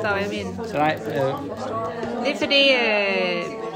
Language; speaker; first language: Danish; non-native, learner; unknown